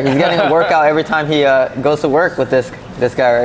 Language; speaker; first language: English; native; English